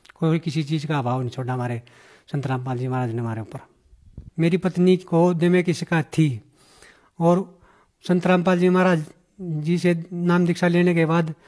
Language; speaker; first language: Hindi; native; Hindi